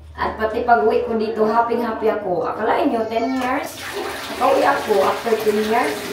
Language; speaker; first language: Filipino; non-native, local second language; Cebuano